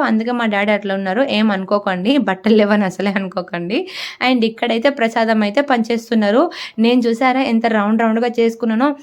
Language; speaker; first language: Telugu; non-native, local second language; Lambadi